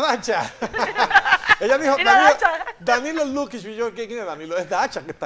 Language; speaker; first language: Spanish; native; Spanish